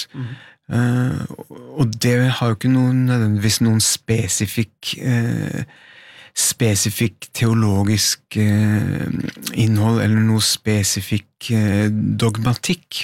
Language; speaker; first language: Norwegian; native; Norwegian